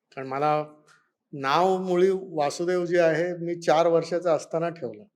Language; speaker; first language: Marathi; non-native, local second language; Konkani